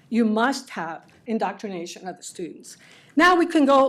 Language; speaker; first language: English; early bilingual, other home language; Spanish